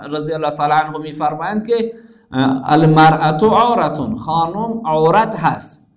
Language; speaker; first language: Persian; non-native, local second language; Baluchi